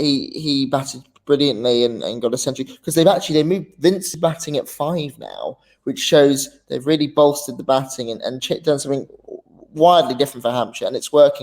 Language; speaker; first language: English; native; English